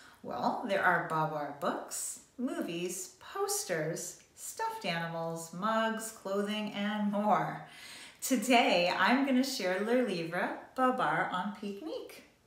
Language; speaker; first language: English; native; English